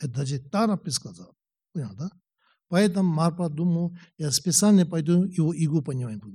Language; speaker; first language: Russian; non-native, learner; Tibetan